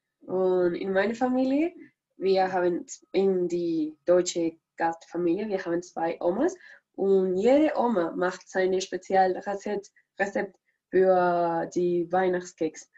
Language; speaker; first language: German; non-native, learner; Spanish